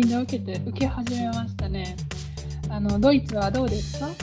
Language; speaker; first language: Japanese; non-native, learner; German